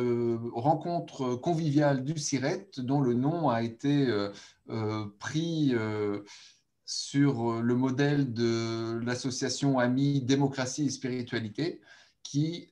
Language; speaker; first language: French; native; French